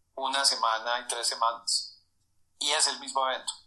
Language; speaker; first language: Spanish; native; Spanish